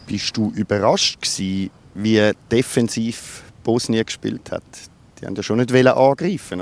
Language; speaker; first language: German; native; German